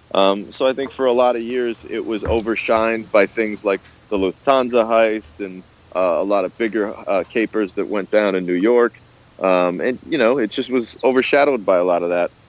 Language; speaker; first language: English; native; English